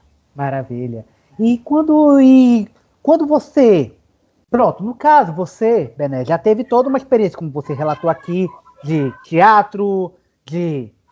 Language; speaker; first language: Portuguese; native; Portuguese